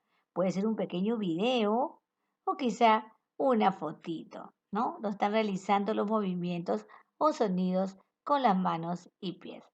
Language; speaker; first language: Spanish; native; Spanish